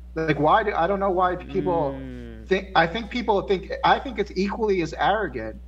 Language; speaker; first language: English; native; English